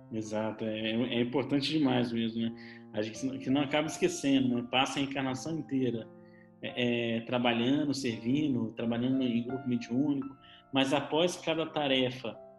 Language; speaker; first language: Portuguese; native; Portuguese